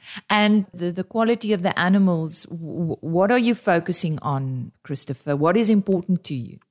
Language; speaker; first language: English; non-native, local second language; Afrikaans